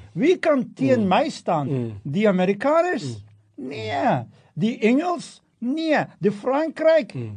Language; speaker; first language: Afrikaans; non-native, fluent; Turkish